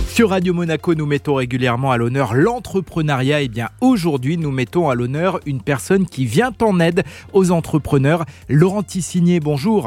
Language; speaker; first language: French; native; French